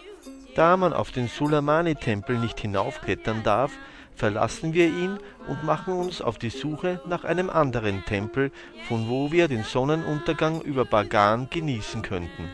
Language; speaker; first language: German; native; German